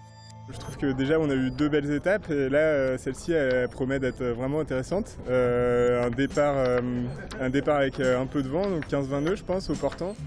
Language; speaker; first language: French; native; French